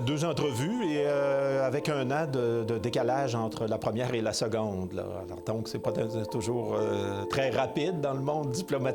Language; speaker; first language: French; native; French